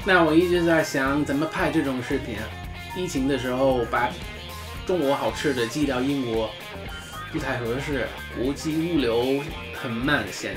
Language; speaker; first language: Chinese; non-native, fluent; English